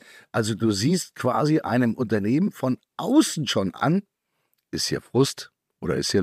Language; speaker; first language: German; native; German